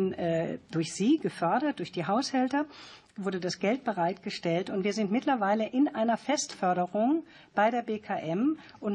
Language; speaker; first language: German; native; German